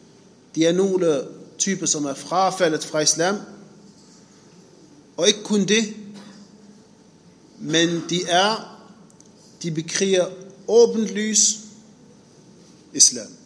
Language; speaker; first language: Danish; non-native, fluent; Arabic